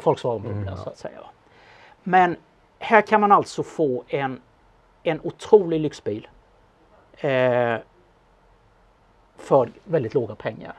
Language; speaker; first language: Swedish; native; Swedish